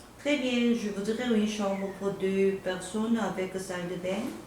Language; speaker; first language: French; non-native, learner; Korean